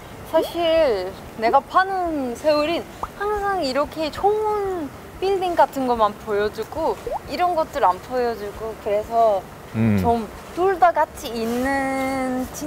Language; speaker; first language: Korean; non-native, learner; Turkish